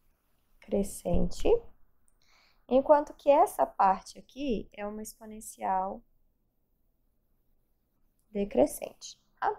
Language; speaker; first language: Portuguese; native; Portuguese